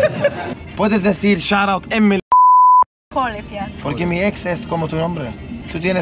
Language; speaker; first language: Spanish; non-native, learner; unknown